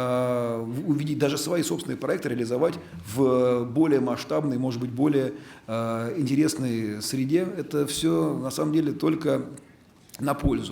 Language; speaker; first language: Russian; native; Russian